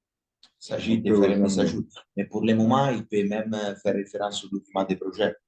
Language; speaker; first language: French; non-native, fluent; Italian